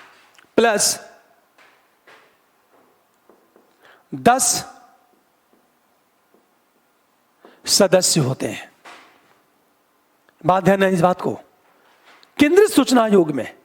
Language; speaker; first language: Hindi; native; Hindi